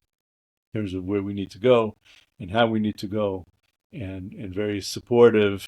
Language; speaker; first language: English; native; English